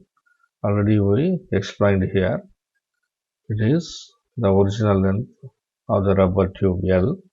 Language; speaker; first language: English; non-native, local second language; Tamil